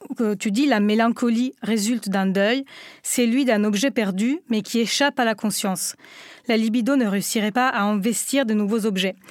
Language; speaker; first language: French; non-native, fluent; Italian